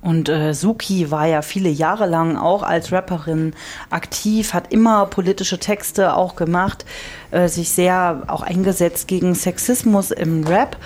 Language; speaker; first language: German; native; German